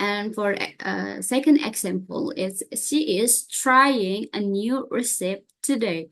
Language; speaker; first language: English; non-native, learner; Indonesian